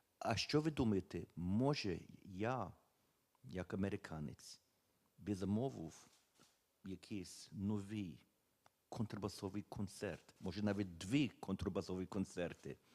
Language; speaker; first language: Ukrainian; early bilingual, heritage; Ukrainian